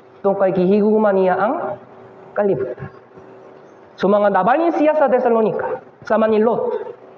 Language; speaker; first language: Cebuano; non-native, fluent; Korean